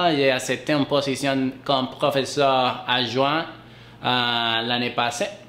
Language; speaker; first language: French; non-native, learner; Spanish